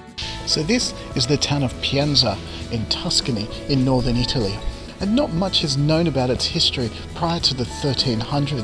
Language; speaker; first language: English; native; English